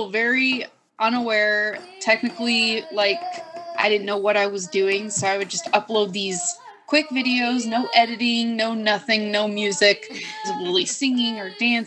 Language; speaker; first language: English; native; English